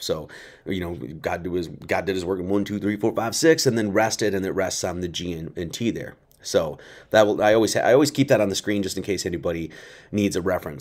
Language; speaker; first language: English; native; English